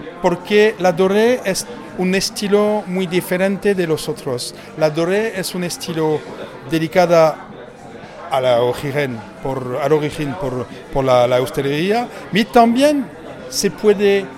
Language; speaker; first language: Spanish; non-native, learner; French